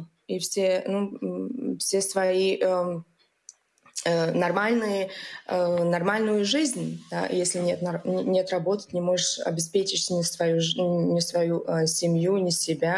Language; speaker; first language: Russian; non-native, local second language; Latvian